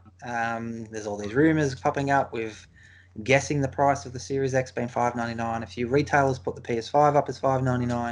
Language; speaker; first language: English; native; English